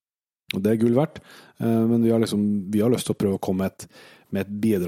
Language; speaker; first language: Norwegian; native; Norwegian